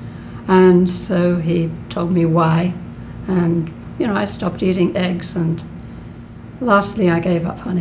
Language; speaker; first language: English; native; English